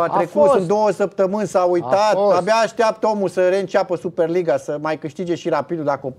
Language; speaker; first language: Romanian; native; Romanian